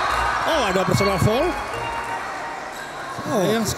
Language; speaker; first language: Indonesian; native; Indonesian